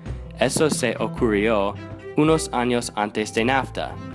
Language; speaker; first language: Spanish; non-native, learner; English